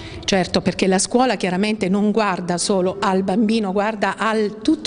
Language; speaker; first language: Italian; native; Italian